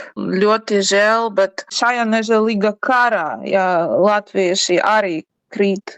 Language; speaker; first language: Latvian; non-native, learner; Ukrainian